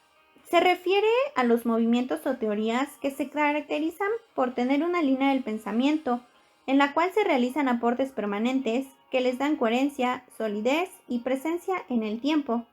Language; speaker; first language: Spanish; native; Spanish